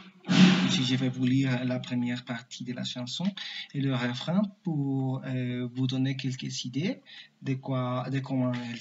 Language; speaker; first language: French; non-native, learner; Spanish